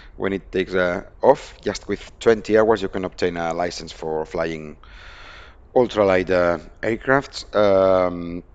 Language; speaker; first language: English; non-native, fluent; Spanish